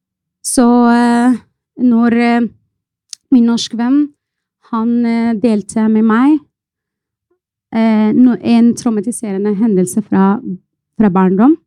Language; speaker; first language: Norwegian; non-native, fluent; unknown